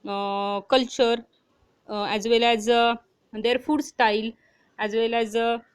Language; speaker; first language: English; non-native, local second language; Marathi